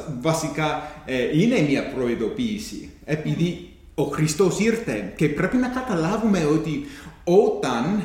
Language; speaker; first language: Greek; non-native, fluent; English